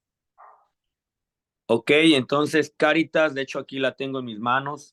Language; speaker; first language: Spanish; native; Spanish